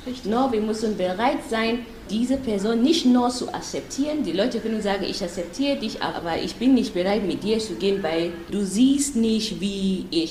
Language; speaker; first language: German; non-native, fluent; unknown